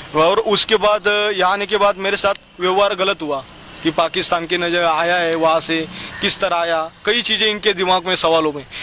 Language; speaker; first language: Hindi; non-native, local second language; Marathi